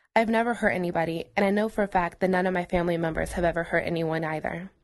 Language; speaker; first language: English; native; English